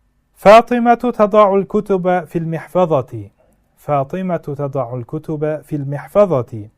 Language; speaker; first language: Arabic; non-native, fluent; Uzbek